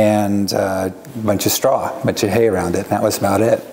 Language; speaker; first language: English; native; English